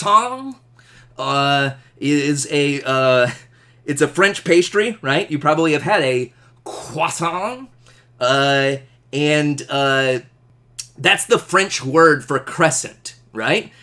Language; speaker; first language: English; native; English